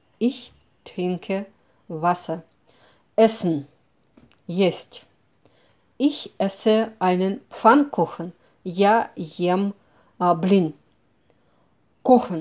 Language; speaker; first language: German; non-native, fluent; Russian